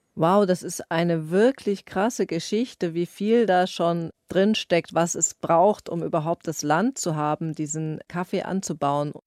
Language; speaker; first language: German; native; German